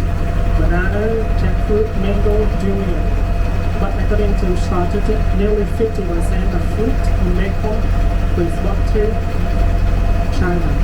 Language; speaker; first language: English; non-native, learner; Vietnamese